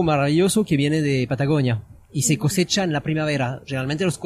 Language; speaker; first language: Spanish; non-native, fluent; French